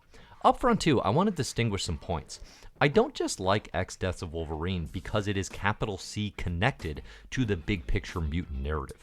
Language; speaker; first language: English; native; English